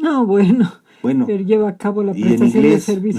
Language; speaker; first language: Spanish; native; Spanish